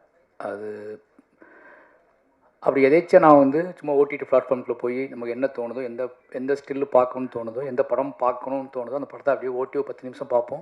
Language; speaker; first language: Tamil; native; Tamil